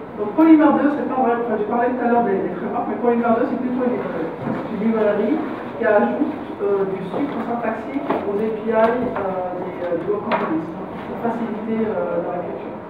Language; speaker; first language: French; non-native, local second language; Arabic